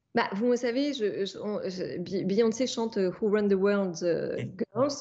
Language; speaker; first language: French; native; French